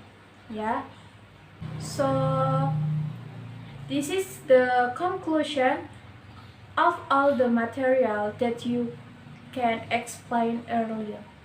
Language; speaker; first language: English; non-native, learner; Indonesian